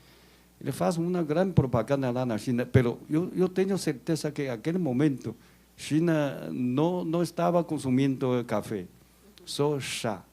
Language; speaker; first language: Portuguese; non-native, learner; Chinese